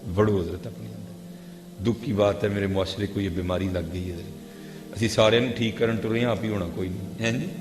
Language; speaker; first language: Urdu; non-native, local second language; Punjabi